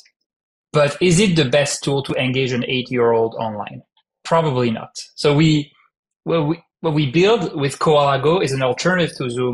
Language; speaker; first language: English; non-native, fluent; French